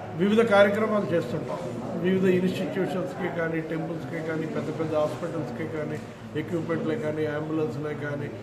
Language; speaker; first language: Telugu; native; Telugu